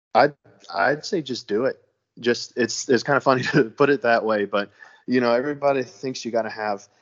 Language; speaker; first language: English; native; English